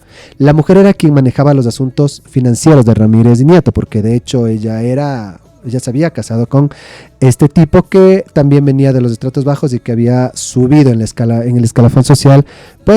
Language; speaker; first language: Spanish; native; Spanish